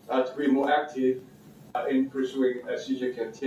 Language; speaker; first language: English; non-native, fluent; Korean